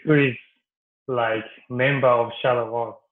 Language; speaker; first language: English; non-native, learner; Japanese